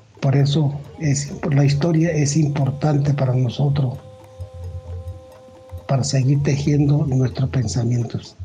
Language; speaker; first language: Spanish; non-native, local second language; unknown